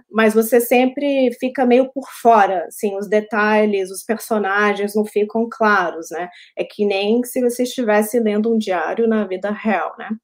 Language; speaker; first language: Portuguese; early bilingual, heritage; Portuguese